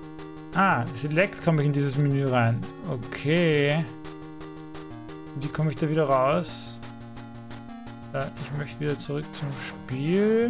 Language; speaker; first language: German; native; German